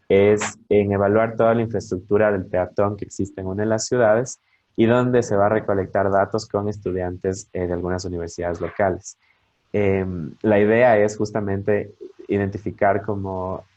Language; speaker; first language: Spanish; native; Spanish